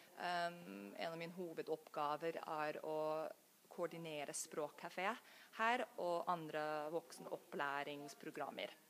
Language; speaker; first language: Norwegian; non-native, fluent; English